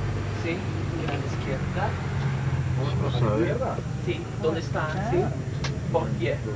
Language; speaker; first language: Spanish; non-native, learner; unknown